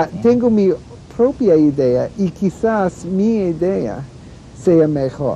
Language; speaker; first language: Spanish; non-native, fluent; English